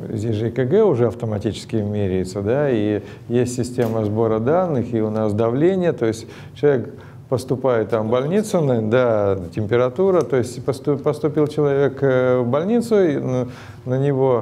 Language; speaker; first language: Russian; native; Russian